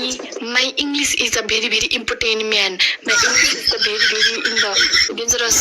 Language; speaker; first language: English; non-native, learner; Nepali